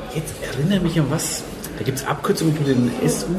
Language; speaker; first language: German; native; German